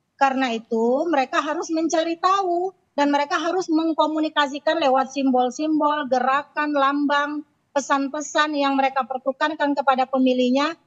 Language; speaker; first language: Indonesian; native; Indonesian